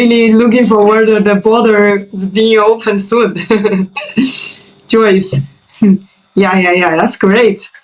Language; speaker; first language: English; non-native, fluent; Chinese